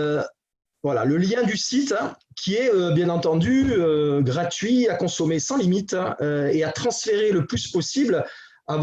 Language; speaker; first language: French; native; French